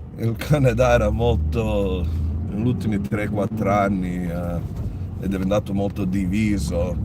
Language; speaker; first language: Italian; early bilingual, other home language; English